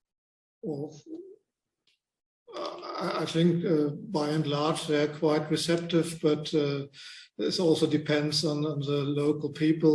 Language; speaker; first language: English; non-native, fluent; German